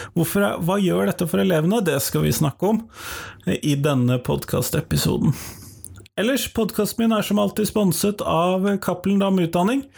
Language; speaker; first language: Norwegian; native; Norwegian